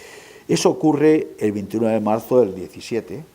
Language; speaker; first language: Spanish; native; Spanish